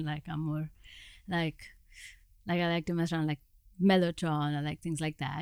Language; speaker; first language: English; non-native, local second language; Hindi